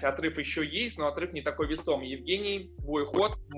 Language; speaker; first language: Russian; native; Russian